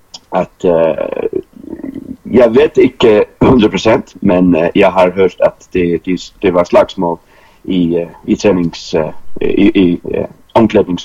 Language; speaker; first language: Danish; non-native, local second language; Faroese